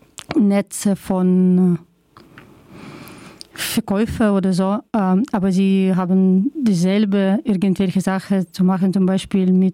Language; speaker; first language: German; non-native, learner; Russian